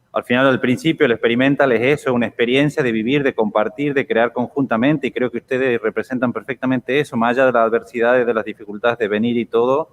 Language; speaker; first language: Spanish; native; Spanish